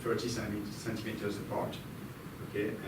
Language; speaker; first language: English; non-native, fluent; French